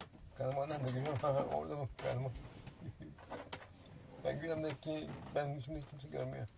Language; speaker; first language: Turkish; native; Turkish